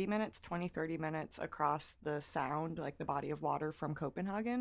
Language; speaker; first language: English; native; English